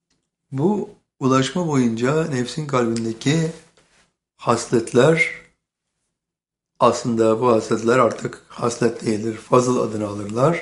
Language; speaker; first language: Turkish; native; Turkish